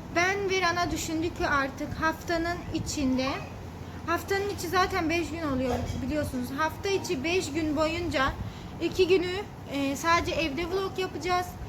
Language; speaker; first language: Turkish; native; Turkish